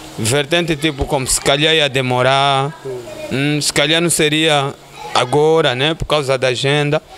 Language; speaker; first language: Portuguese; native; Portuguese